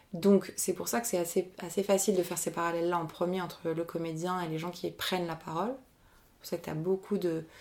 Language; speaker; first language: French; native; French